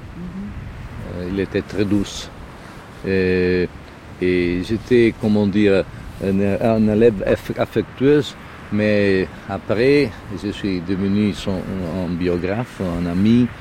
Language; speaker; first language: French; non-native, learner; Italian